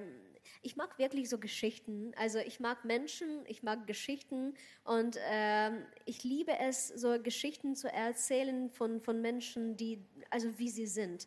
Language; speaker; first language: German; non-native, fluent; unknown